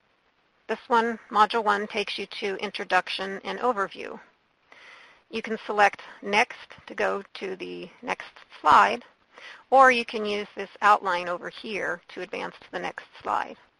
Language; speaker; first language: English; native; English